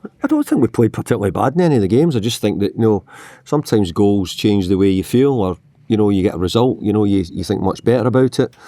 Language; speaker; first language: English; native; English